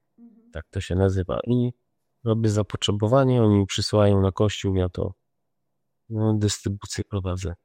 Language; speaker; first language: Polish; native; Polish